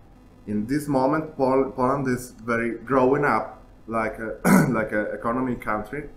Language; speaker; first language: English; non-native, learner; Italian